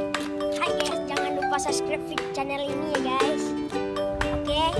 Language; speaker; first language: Indonesian; non-native, local second language; Minangkabau